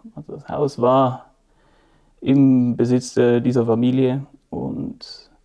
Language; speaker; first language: German; native; German